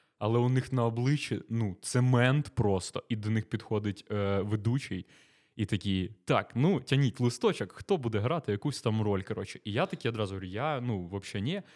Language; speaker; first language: Ukrainian; native; Ukrainian